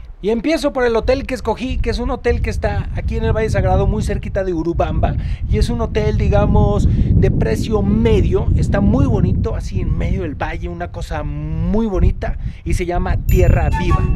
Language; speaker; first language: Spanish; native; Spanish